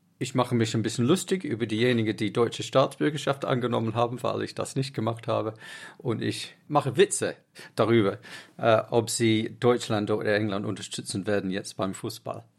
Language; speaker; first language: German; non-native, fluent; English